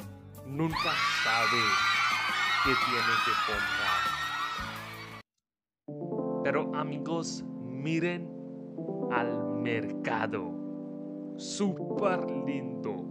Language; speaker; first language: Spanish; non-native, fluent; Hindi